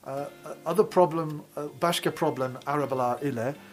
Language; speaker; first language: Turkish; non-native, learner; English